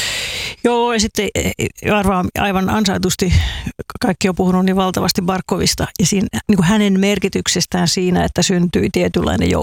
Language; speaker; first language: Finnish; native; Finnish